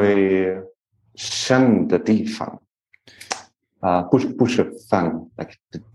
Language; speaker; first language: Chinese; non-native, learner; English